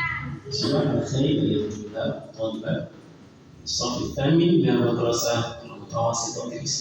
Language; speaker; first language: Arabic; non-native, fluent; Indonesian